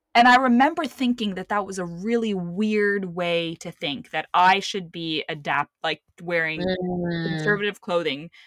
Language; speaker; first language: English; early bilingual, other home language; Arabic